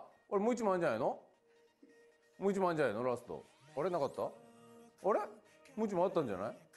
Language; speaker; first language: Japanese; native; Japanese